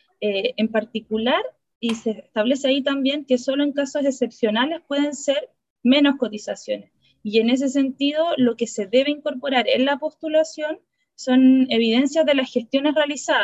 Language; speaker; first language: Spanish; native; Spanish